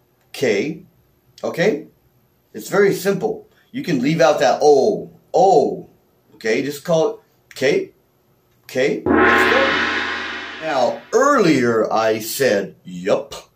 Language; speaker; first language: English; native; English